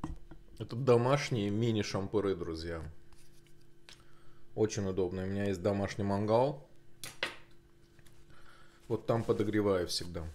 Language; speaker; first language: Russian; non-native, local second language; Azerbaijani